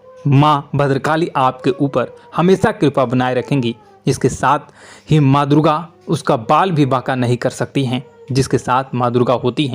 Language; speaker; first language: Hindi; native; Hindi